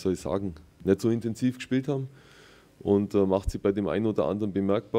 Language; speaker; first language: German; native; German